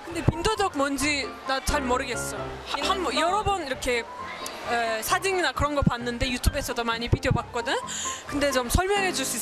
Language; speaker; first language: Korean; non-native, fluent; Azerbaijani